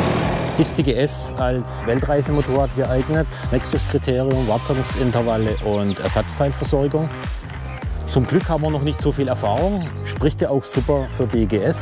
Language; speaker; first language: German; native; German